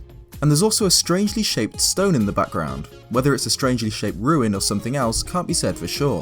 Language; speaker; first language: English; native; English